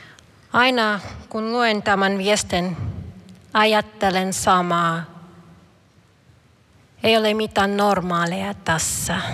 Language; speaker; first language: Finnish; non-native, fluent; Ukrainian